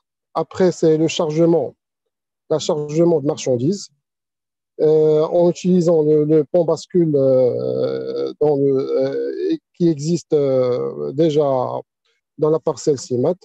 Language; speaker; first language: French; non-native, local second language; Arabic